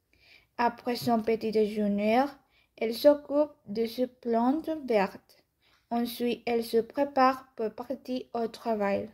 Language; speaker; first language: French; non-native, learner; Spanish